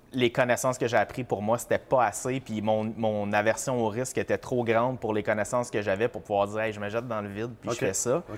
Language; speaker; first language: French; native; French